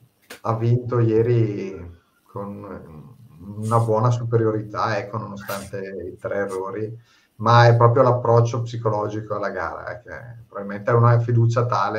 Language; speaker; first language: Italian; native; Italian